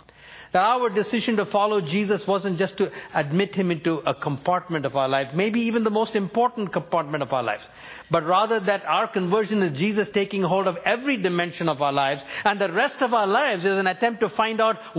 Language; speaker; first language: English; non-native, local second language; Tamil